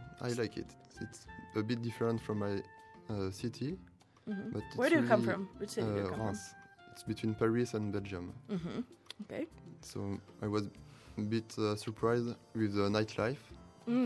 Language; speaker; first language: English; non-native, learner; French